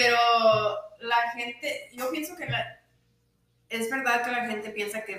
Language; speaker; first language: Spanish; early bilingual, other home language; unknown